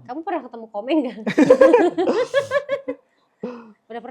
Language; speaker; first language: Indonesian; native; Indonesian